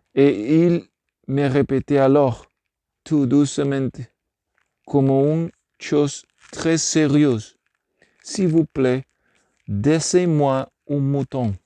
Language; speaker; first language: French; non-native, learner; Spanish